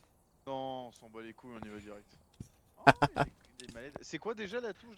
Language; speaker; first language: French; native; French